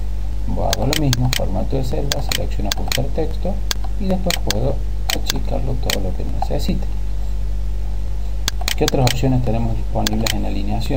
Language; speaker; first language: Spanish; native; Spanish